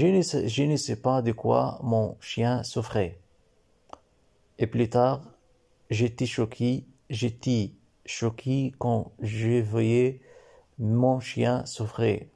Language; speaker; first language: French; non-native, learner; Arabic